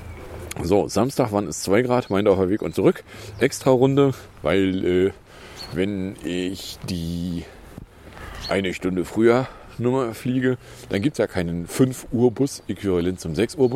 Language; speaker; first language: German; native; German